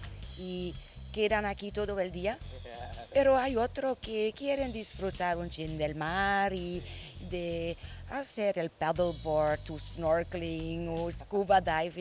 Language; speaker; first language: Spanish; non-native, learner; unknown